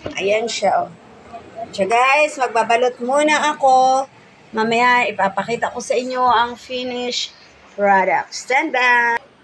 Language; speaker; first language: Filipino; non-native, local second language; Cebuano